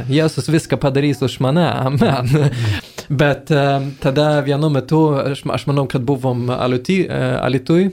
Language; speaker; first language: Lithuanian; non-native, fluent; Swedish